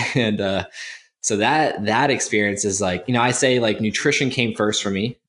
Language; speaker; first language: English; native; English